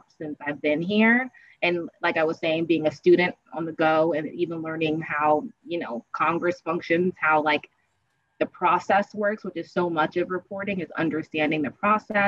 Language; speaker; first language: English; native; English